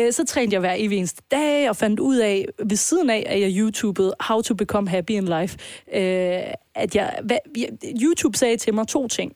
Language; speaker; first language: Danish; early bilingual, other home language; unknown